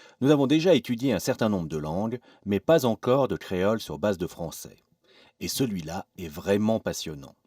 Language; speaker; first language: French; native; French